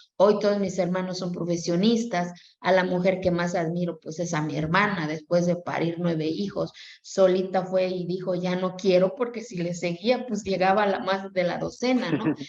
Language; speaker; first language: Spanish; non-native, local second language; Zapotec